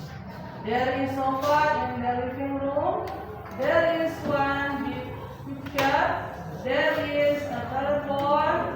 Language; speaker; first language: English; non-native, learner; Indonesian